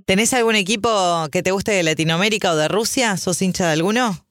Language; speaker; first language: Spanish; native; Spanish